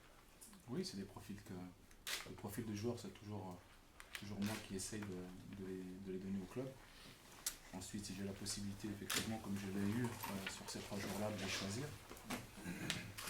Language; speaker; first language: French; native; French